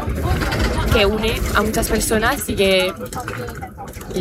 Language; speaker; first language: Spanish; non-native, fluent; French